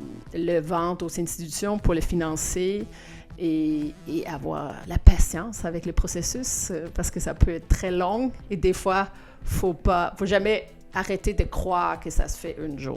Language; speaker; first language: French; non-native, fluent; Danish